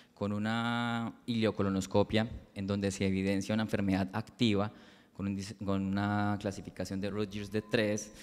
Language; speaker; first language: Spanish; native; Spanish